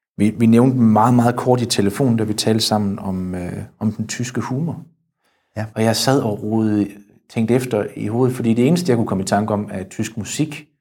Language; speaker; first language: Danish; native; Danish